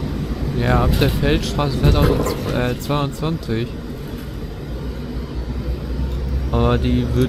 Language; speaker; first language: German; native; German